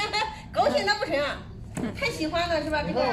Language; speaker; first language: Chinese; native; Chinese